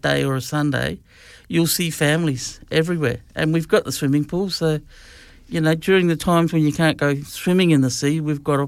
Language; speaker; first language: English; native; English